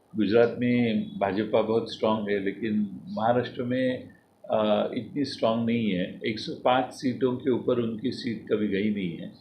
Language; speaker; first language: Hindi; non-native, local second language; Marathi